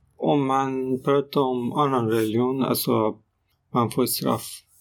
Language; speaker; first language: Swedish; non-native, learner; Persian